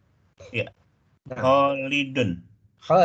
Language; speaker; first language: Arabic; non-native, learner; Indonesian